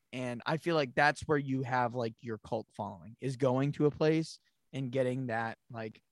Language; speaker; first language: English; native; English